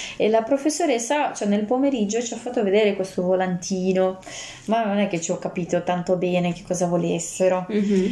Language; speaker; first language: Italian; non-native, fluent; Russian